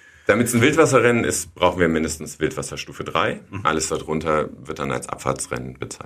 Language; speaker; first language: German; native; German